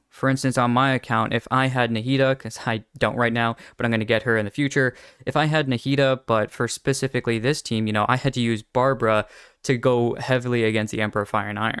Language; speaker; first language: English; native; English